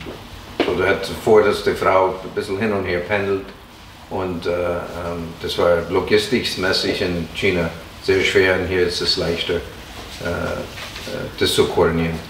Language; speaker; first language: German; non-native, fluent; English